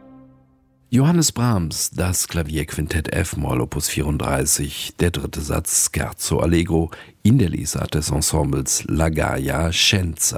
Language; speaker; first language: German; native; German